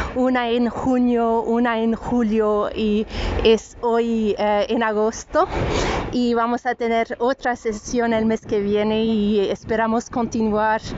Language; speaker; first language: Spanish; non-native, fluent; French